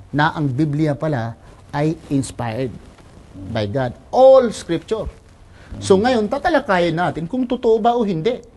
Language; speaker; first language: Filipino; non-native, local second language; Cebuano